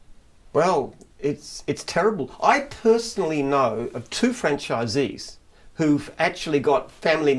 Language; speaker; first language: English; native; English